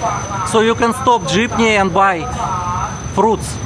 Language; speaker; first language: English; non-native, learner; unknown